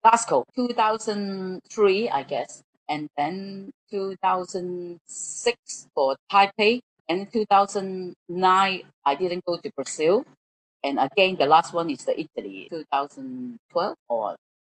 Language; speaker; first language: English; non-native, local second language; Cantonese